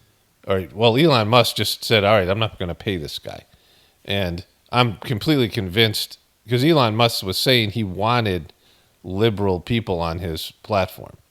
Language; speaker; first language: English; native; English